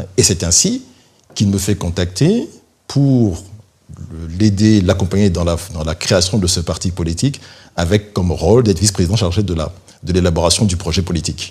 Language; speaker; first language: French; early bilingual, other home language; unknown